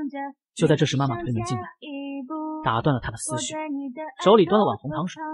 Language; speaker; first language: Chinese; native; Chinese